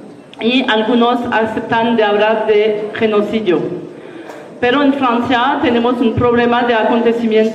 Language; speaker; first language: Spanish; non-native, learner; French